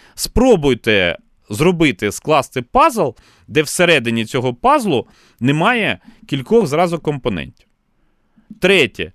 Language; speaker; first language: Ukrainian; non-native, local second language; Russian